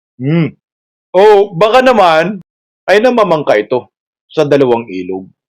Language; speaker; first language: Filipino; non-native, local second language; Cebuano